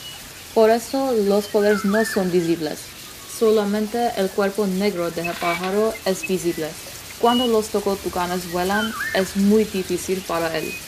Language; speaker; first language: Spanish; non-native, learner; English